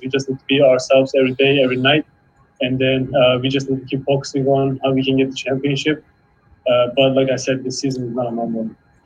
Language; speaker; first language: English; non-native, fluent; Turkish